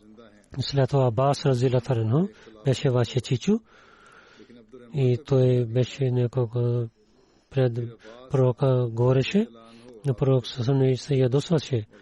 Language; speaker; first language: Bulgarian; non-native, learner; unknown